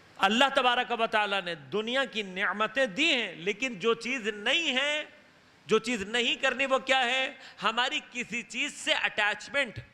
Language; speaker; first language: Urdu; native; Urdu